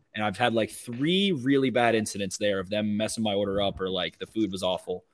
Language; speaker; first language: English; native; English